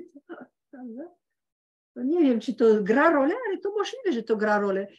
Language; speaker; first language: Polish; early bilingual, heritage; Polish